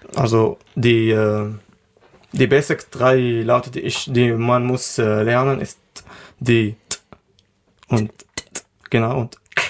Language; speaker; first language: German; non-native, learner; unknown